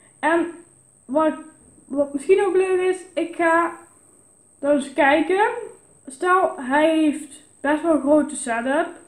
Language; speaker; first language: Dutch; native; Dutch